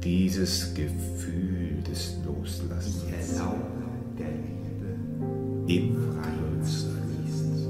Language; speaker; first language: German; native; German